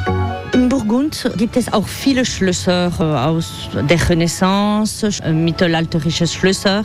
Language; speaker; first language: German; non-native, fluent; French